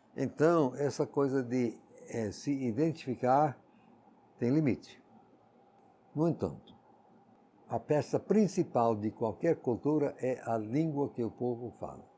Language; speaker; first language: Portuguese; non-native, fluent; English